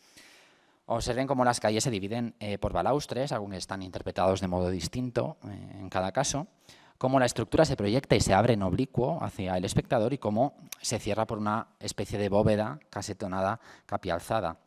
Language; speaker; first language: Spanish; native; Spanish